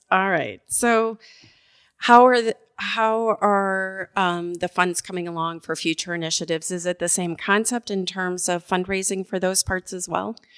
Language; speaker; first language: English; native; English